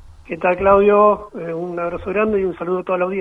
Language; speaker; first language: Spanish; native; Spanish